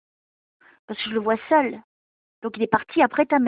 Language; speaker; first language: French; native; French